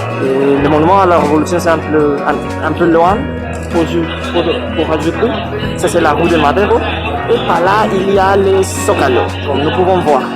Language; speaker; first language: French; non-native, learner; Spanish